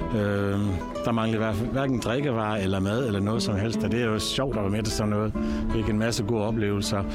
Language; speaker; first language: Danish; native; Danish